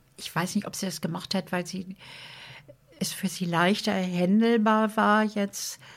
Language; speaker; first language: German; native; German